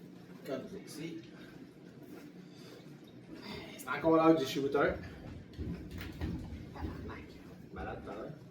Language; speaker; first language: French; native; French